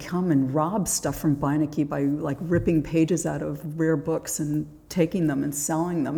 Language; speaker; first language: English; native; English